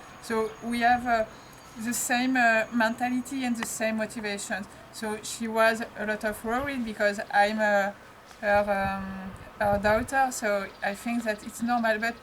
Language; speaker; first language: English; non-native, learner; French